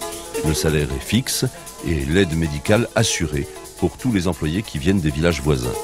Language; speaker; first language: French; native; French